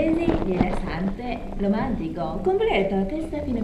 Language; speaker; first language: Italian; non-native, learner; Chinese